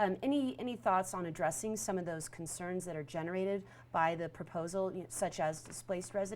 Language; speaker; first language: English; native; English